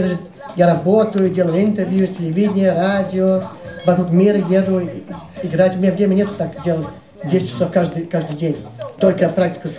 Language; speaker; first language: Russian; early bilingual, heritage; English